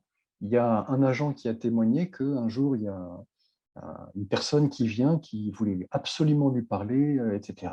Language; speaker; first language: French; native; French